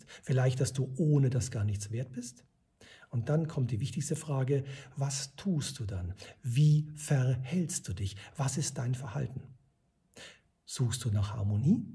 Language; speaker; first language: German; native; German